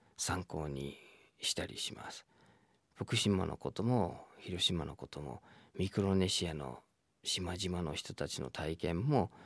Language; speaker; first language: Japanese; non-native, fluent; English